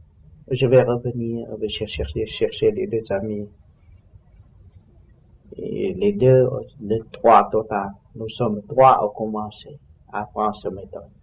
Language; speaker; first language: French; non-native, learner; Vietnamese